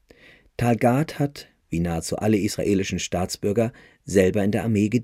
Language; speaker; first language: German; native; German